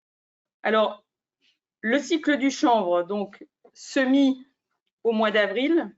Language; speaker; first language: French; native; French